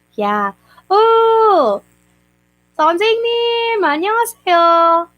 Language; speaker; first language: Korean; non-native, learner; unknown